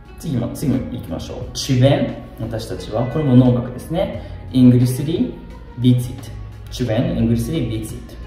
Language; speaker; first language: Japanese; native; Japanese